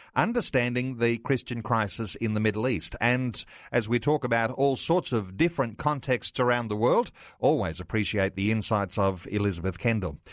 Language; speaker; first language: English; native; English